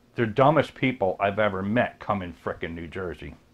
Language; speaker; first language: English; native; English